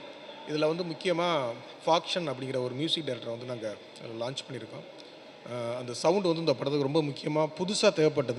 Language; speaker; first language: Tamil; native; Tamil